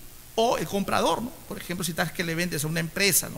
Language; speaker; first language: Spanish; native; Spanish